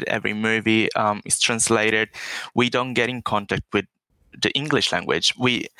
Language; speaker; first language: English; non-native, fluent; Italian